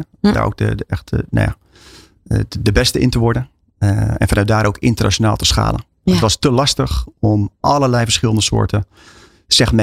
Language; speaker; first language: Dutch; native; Dutch